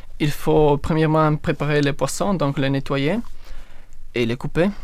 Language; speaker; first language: French; non-native, learner; Italian